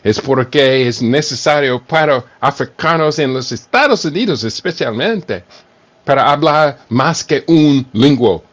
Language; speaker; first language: Spanish; non-native, learner; English